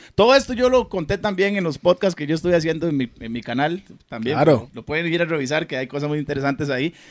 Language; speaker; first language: Spanish; native; Spanish